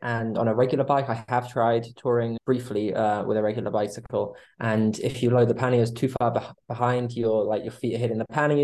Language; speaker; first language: English; native; English